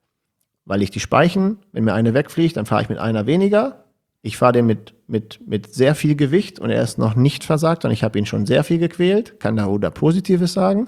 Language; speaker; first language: German; native; German